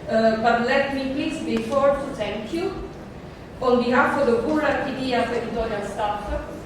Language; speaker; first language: English; non-native, fluent; Italian